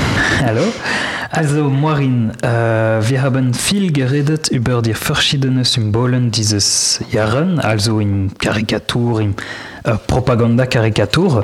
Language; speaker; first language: German; non-native, learner; French